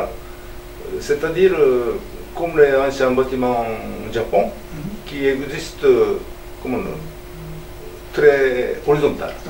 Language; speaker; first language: French; non-native, learner; Japanese